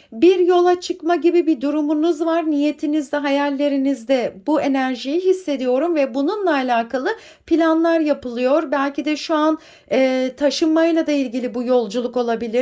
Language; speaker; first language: Turkish; native; Turkish